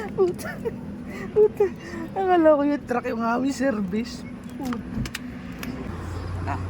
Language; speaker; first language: Filipino; native; Filipino